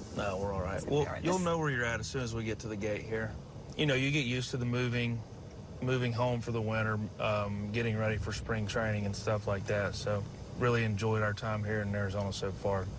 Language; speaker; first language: English; native; English